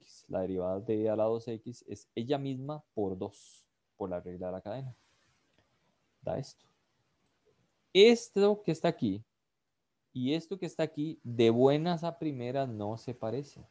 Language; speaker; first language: Spanish; native; Spanish